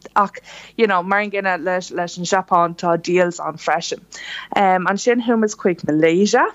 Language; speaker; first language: Irish; non-native, local second language; English